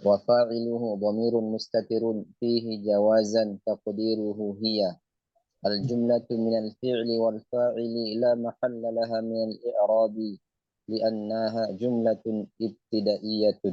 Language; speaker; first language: Arabic; non-native, learner; Indonesian